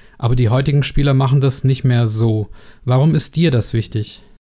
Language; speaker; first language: German; native; German